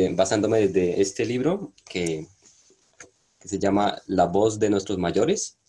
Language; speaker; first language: Spanish; non-native, local second language; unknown